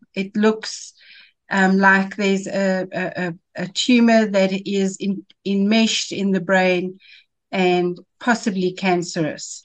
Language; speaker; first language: English; native; English